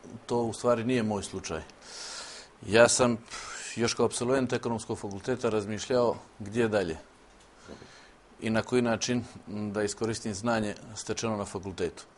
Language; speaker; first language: Serbian; native; Serbian